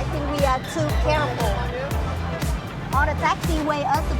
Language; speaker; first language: English; non-native, learner; Vietnamese